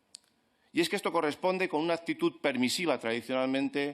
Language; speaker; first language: Spanish; native; Spanish